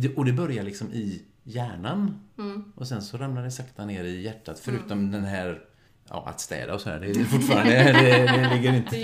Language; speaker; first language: Swedish; non-native, fluent; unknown